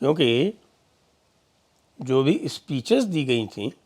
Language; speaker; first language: Hindi; native; Hindi